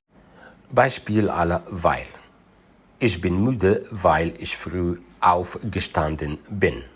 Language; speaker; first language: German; non-native, fluent; Arabic